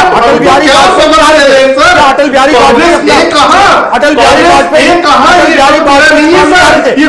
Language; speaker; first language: Hindi; native; Hindi